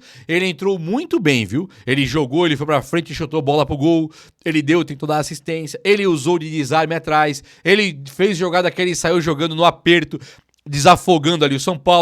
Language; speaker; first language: Portuguese; native; Portuguese